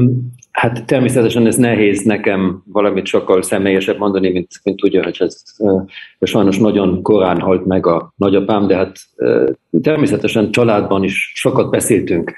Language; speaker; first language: Hungarian; early bilingual, heritage; German